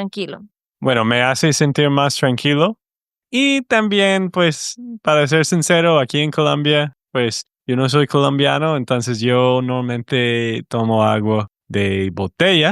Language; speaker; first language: Spanish; non-native, fluent; English